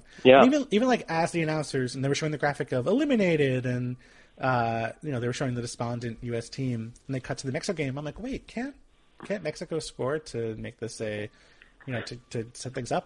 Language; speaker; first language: English; native; English